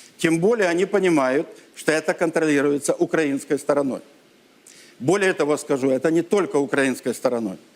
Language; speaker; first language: Russian; non-native, local second language; Ukrainian